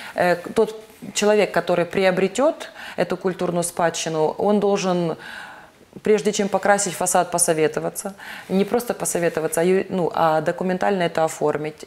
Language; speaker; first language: Russian; native; Russian